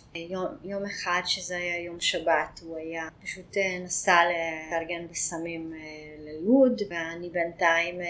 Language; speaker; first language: Hebrew; non-native, fluent; Hungarian